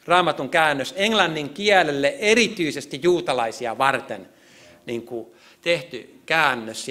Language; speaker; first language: Finnish; native; Finnish